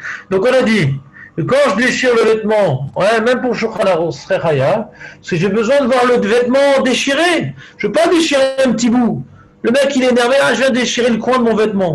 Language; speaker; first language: French; native; French